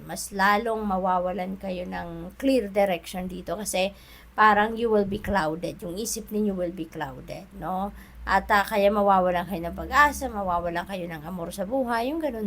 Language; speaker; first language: Filipino; native; Filipino